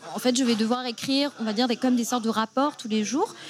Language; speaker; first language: French; native; French